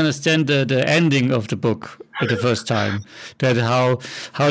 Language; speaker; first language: English; non-native, fluent; German